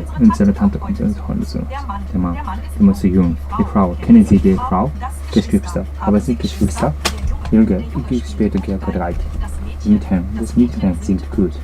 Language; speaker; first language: German; non-native, learner; Japanese